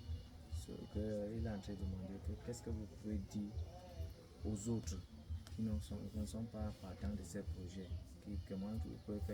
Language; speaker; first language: French; non-native, local second language; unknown